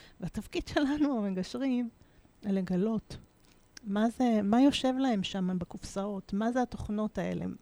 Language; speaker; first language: Hebrew; native; Hebrew